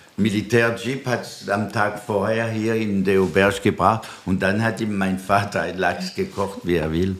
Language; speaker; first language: German; non-native, local second language; French